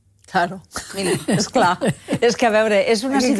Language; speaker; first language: Catalan; native; Catalan